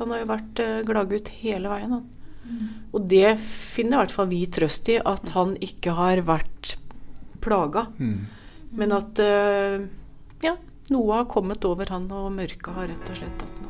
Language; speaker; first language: Norwegian; native; Norwegian